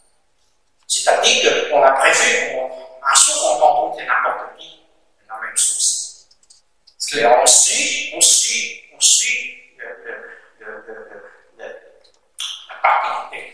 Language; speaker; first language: French; non-native, learner; Chinese